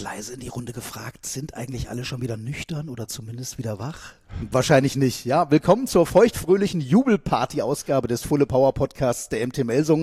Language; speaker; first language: German; native; German